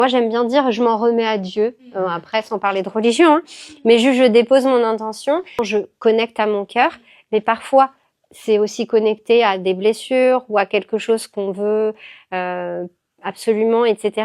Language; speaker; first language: French; native; French